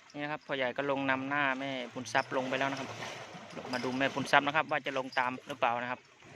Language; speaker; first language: Thai; non-native, local second language; Khmer